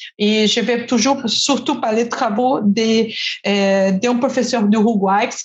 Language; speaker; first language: French; non-native, fluent; Portuguese